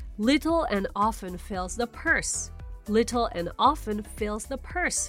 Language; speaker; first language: English; non-native, fluent; Japanese